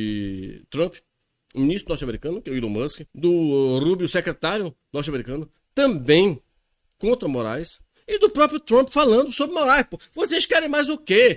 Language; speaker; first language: Portuguese; native; Portuguese